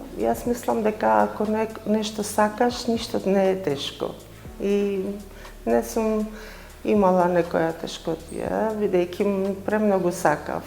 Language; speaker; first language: Macedonian; non-native, fluent; Armenian